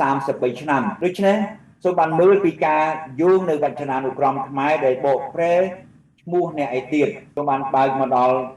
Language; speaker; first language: Khmer; native; Khmer